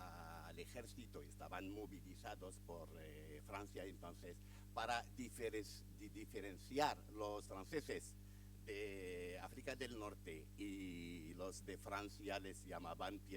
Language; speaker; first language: Spanish; non-native, fluent; Arabic